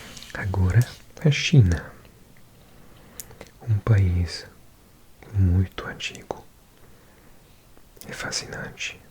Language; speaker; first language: Portuguese; non-native, learner; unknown